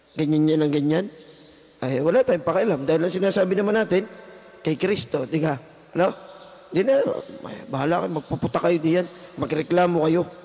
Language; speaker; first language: Filipino; native; Filipino